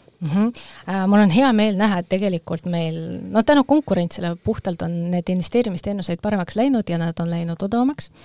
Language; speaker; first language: Estonian; non-native, local second language; Russian